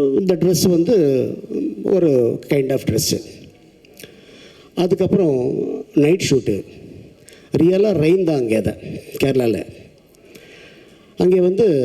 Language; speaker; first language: Tamil; non-native, local second language; Telugu